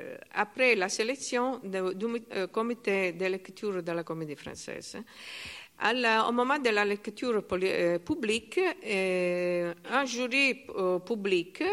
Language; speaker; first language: French; non-native, learner; Italian